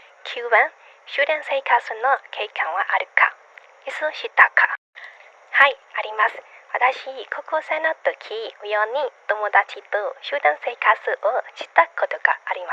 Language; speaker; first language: Japanese; non-native, learner; Burmese